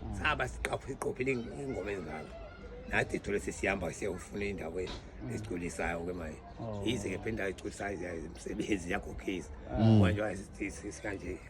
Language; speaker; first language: Zulu; native; Zulu